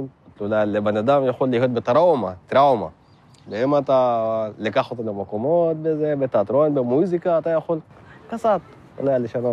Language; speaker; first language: Hebrew; non-native, learner; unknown